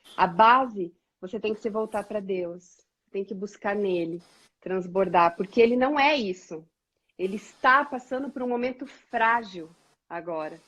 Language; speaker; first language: Portuguese; native; Portuguese